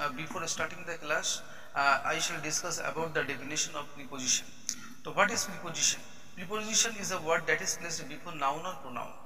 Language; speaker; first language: English; non-native, local second language; Bangla